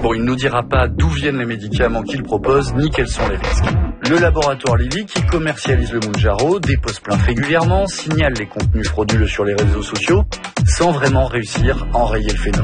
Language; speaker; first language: French; native; French